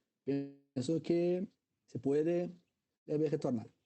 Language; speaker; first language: Spanish; non-native, fluent; Portuguese